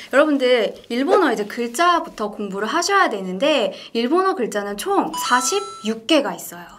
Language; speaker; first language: Korean; native; Korean